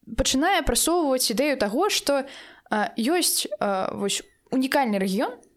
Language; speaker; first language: Belarusian; non-native, local second language; Russian